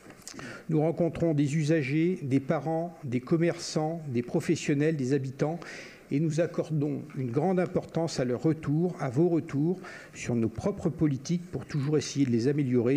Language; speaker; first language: French; native; French